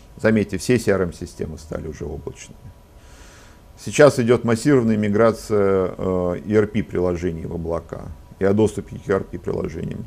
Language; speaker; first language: Russian; native; Russian